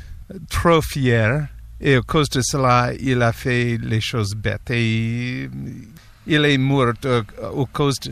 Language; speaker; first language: French; non-native, learner; English